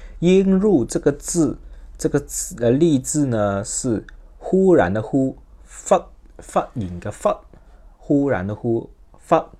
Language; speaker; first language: Chinese; non-native, local second language; Cantonese